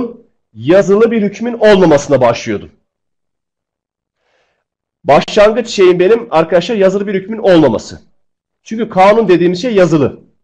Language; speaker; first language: Turkish; native; Turkish